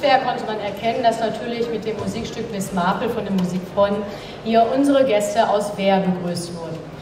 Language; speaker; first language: German; native; German